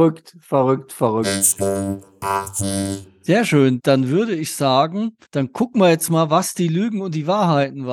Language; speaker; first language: German; native; German